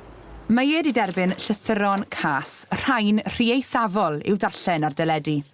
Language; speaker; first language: Welsh; native; Welsh